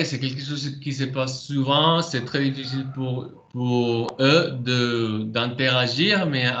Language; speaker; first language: French; non-native, fluent; Spanish